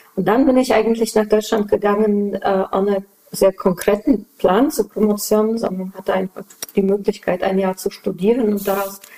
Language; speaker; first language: German; non-native, fluent; Polish